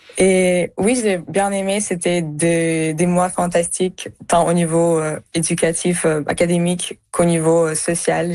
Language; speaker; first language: French; early bilingual, other home language; Russian